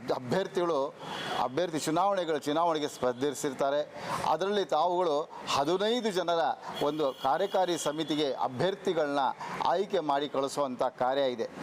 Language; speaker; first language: Kannada; non-native, local second language; Marathi